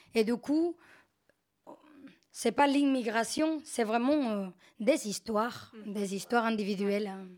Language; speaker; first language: French; non-native, fluent; Spanish